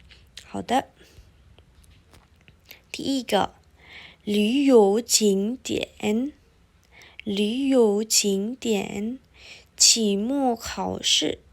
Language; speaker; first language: Chinese; non-native, fluent; Indonesian